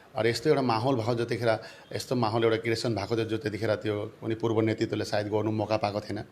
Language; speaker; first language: Nepali; native; Nepali